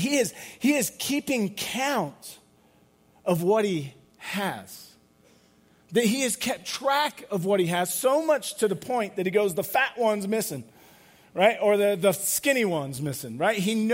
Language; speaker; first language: English; native; English